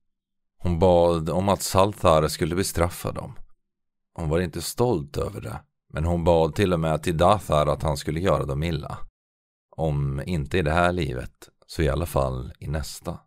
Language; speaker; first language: Swedish; native; Swedish